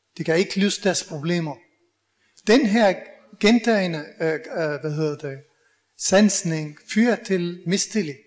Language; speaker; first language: Danish; non-native, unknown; Arabic